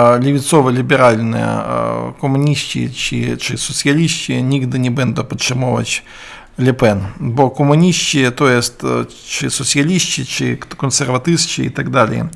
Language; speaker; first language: Polish; non-native, learner; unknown